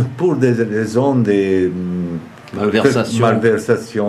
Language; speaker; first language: French; non-native, fluent; Italian